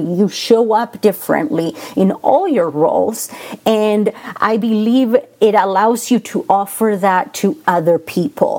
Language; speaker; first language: English; non-native, fluent; Spanish